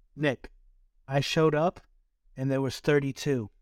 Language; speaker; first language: English; native; English